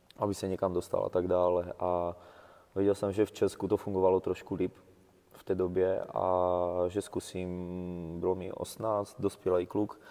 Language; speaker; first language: Czech; early bilingual, heritage; Greek